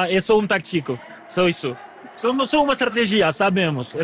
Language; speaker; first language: Portuguese; non-native, learner; French